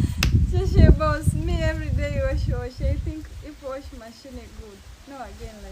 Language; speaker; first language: English; non-native, learner; Swahili